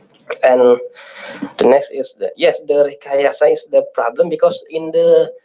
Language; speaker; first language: English; non-native, fluent; Indonesian